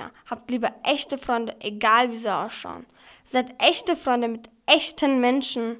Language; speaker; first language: German; early bilingual, other home language; Turkish